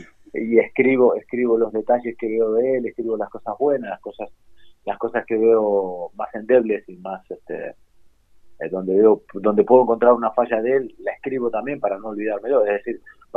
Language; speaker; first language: Spanish; native; Spanish